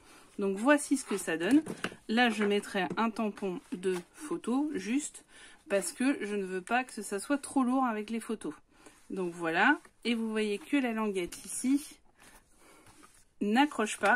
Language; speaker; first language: French; native; French